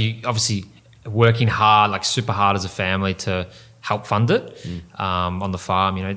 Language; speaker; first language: English; native; English